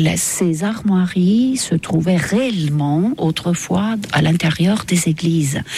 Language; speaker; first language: French; non-native, fluent; Estonian